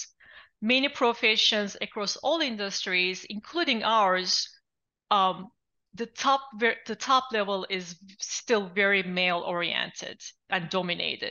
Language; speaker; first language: English; non-native, fluent; Turkish